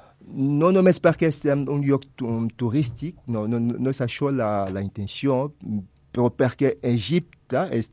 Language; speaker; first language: Catalan; non-native, fluent; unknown